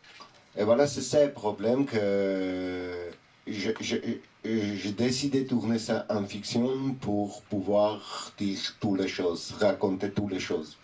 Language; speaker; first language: French; non-native, fluent; Armenian